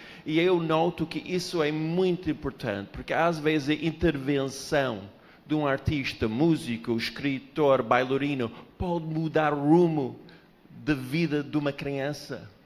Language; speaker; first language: Portuguese; non-native, fluent; English